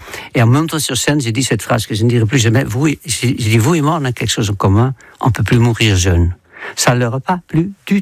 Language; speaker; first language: French; non-native, fluent; Dutch